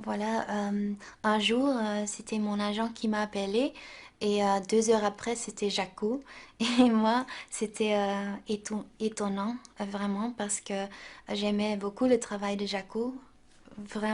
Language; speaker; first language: French; non-native, local second language; Dutch